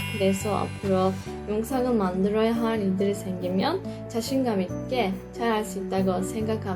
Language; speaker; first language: Korean; non-native, fluent; Turkish